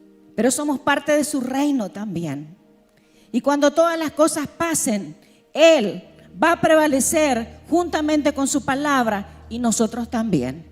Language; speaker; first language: Spanish; native; Spanish